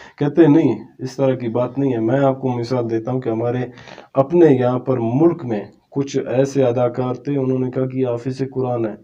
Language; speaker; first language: Urdu; non-native, local second language; Brahui